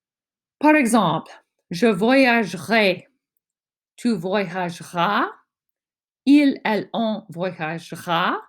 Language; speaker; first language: French; non-native, fluent; English